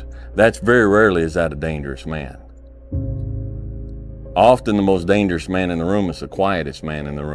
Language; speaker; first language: English; native; English